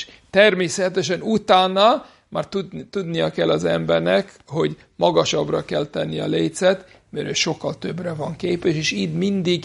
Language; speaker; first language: Hungarian; non-native, fluent; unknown